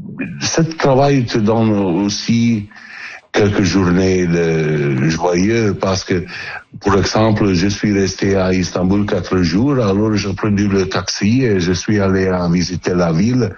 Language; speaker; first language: French; non-native, learner; Italian